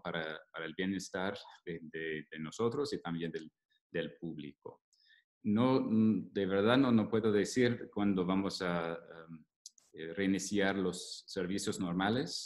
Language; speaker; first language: Spanish; non-native, fluent; English